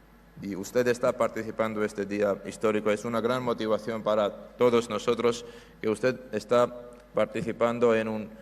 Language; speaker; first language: Spanish; non-native, fluent; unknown